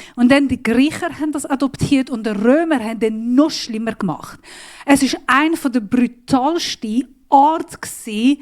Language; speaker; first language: German; non-native, learner; Persian